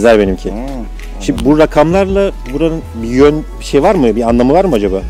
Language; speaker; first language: Turkish; native; Turkish